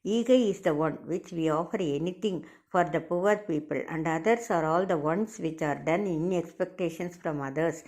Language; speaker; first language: English; non-native, local second language; Tamil